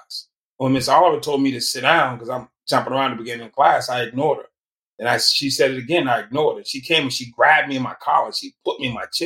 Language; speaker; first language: English; native; English